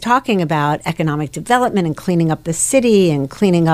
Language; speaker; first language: English; native; English